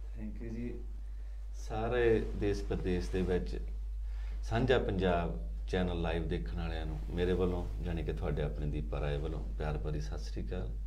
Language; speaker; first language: Punjabi; early bilingual, heritage; Punjabi